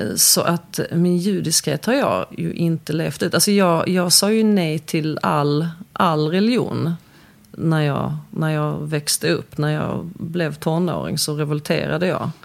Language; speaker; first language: Swedish; early bilingual, other home language; Polish